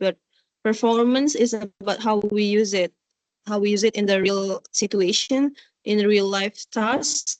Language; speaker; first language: English; non-native, learner; Indonesian